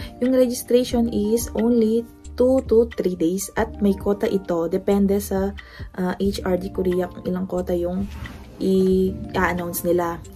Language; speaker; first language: Filipino; non-native, local second language; Pampanga